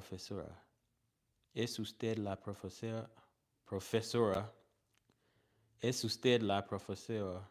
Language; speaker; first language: Spanish; non-native, learner; English